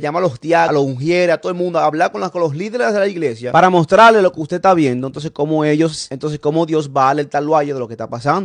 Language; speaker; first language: Spanish; native; Spanish